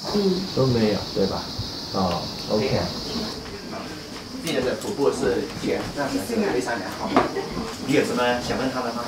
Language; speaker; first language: Chinese; native; Chinese